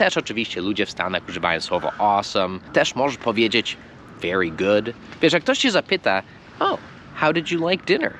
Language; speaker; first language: Polish; non-native, fluent; English